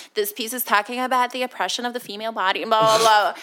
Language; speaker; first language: English; non-native, fluent; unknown